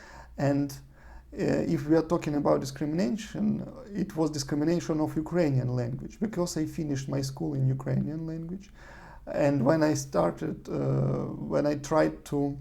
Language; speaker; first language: English; non-native, learner; Russian